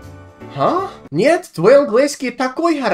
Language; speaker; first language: Russian; non-native, learner; English